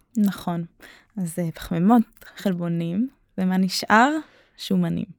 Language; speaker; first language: Hebrew; native; Hebrew